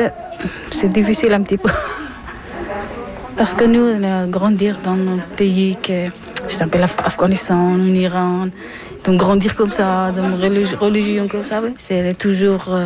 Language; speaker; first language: French; non-native, learner; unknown